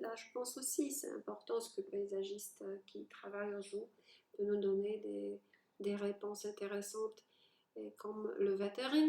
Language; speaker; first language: French; non-native, fluent; Polish